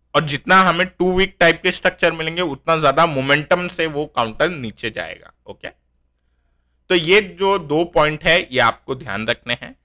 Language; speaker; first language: Hindi; native; Hindi